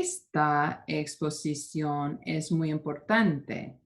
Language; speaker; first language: Spanish; non-native, fluent; English